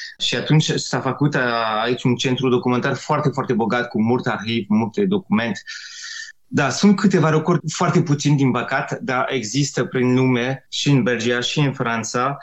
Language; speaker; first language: Romanian; non-native, fluent; French